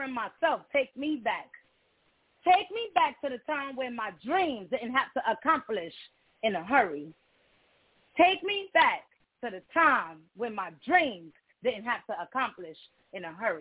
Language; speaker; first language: English; early bilingual, other home language; Spanish